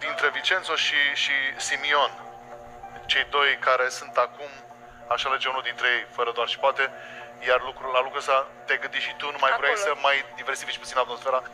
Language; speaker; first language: Romanian; native; Romanian